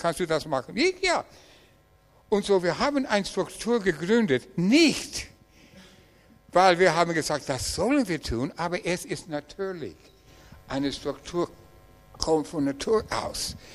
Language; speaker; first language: German; non-native, learner; English